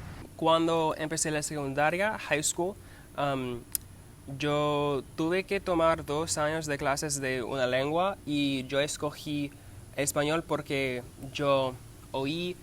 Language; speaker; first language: Spanish; non-native, learner; English